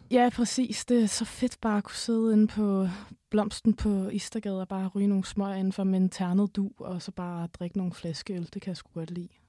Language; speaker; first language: Danish; native; Danish